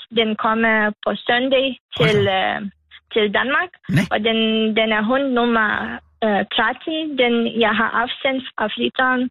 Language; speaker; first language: Danish; non-native, learner; Lithuanian